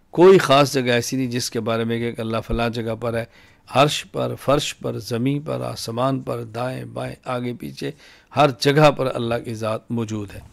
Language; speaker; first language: Urdu; native; Urdu